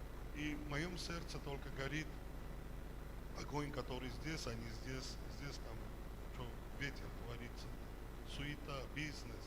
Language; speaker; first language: Russian; non-native, fluent; Armenian